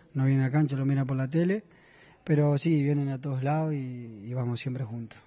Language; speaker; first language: Spanish; native; Spanish